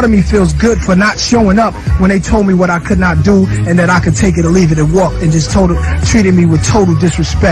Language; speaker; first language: English; native; English